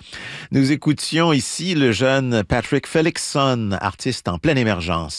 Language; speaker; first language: French; native; French